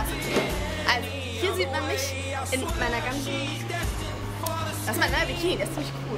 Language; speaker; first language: German; native; German